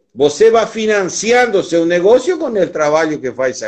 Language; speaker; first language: Portuguese; non-native, learner; Spanish